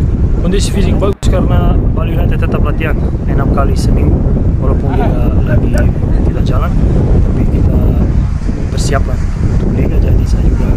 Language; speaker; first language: Indonesian; non-native, fluent; Serbian